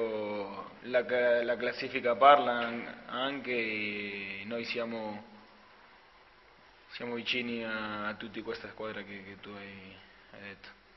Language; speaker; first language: Italian; non-native, fluent; Spanish